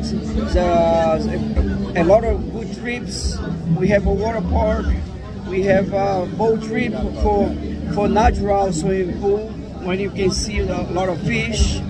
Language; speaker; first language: English; non-native, learner; Portuguese